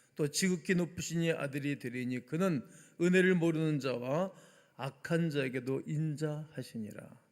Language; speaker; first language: Korean; native; Korean